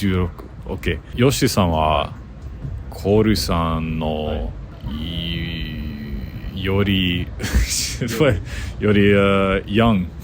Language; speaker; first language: Japanese; non-native, learner; English